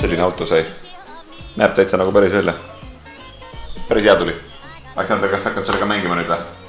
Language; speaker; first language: Estonian; native; Estonian